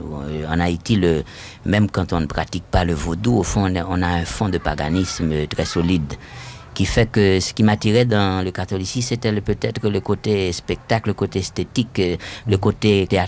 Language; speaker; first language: French; non-native, local second language; Haitian Creole